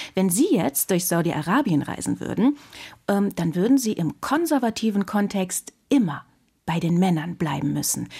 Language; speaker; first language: German; native; German